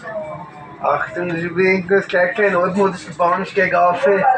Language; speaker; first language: German; native; German